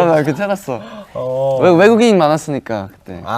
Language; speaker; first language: Korean; non-native, fluent; English